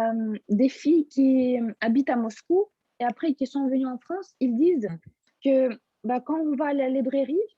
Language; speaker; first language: French; non-native, fluent; Russian